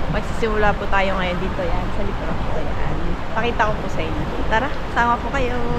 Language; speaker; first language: Filipino; native; Filipino